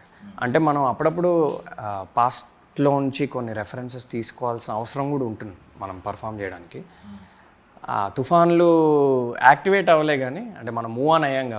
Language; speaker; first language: Telugu; native; Telugu